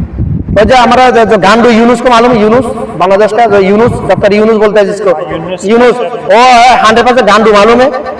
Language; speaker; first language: Hindi; non-native, fluent; Bangla